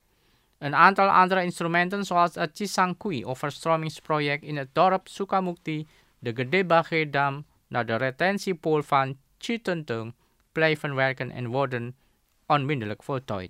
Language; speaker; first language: Dutch; non-native, fluent; Indonesian